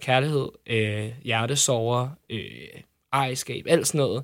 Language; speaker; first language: Danish; native; Danish